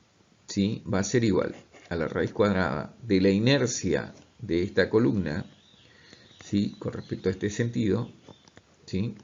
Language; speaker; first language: Spanish; native; Spanish